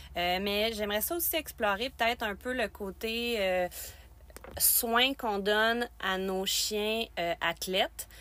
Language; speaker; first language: French; native; French